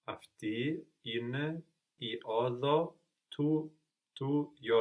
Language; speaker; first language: Greek; non-native, learner; English